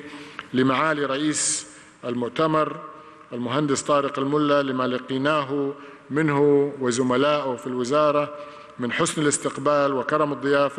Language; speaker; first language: Arabic; native; Arabic